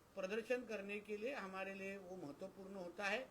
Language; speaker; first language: Hindi; non-native, local second language; Marathi